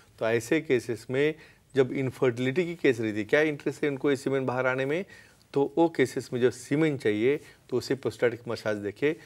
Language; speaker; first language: Hindi; non-native, local second language; Marathi